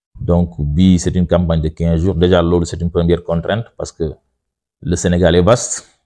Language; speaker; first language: French; non-native, local second language; Wolof